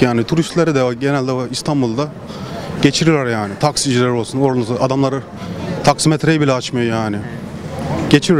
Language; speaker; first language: Turkish; early bilingual, heritage; Turkish